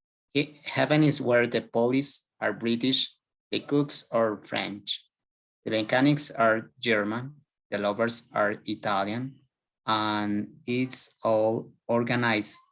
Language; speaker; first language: English; non-native, learner; Spanish